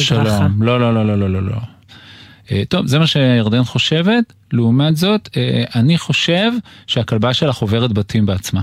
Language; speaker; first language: Hebrew; native; Hebrew